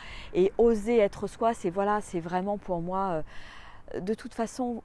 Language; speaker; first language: French; native; French